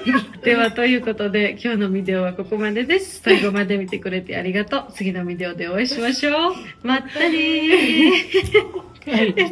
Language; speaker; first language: Japanese; non-native, learner; Georgian